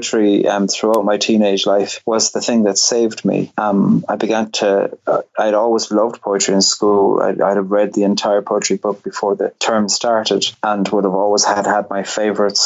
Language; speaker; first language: English; native; English